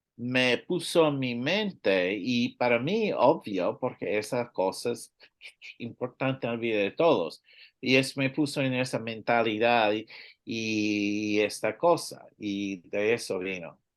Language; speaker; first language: Spanish; non-native, learner; English